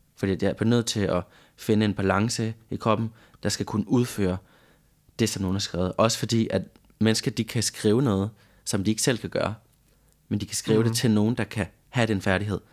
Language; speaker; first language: Danish; non-native, fluent; Spanish